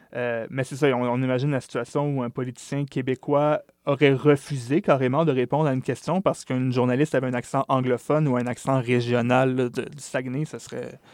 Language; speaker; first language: French; native; French